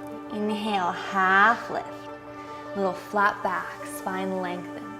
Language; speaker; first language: English; native; English